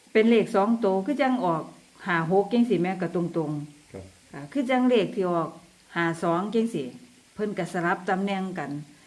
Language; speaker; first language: Thai; native; Thai